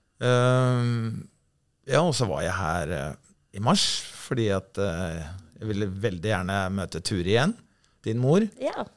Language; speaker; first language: Norwegian; native; Norwegian